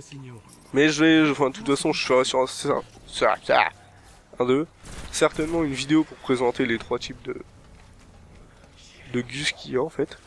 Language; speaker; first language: French; native; French